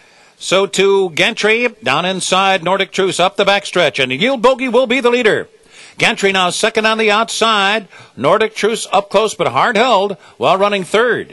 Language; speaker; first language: English; native; English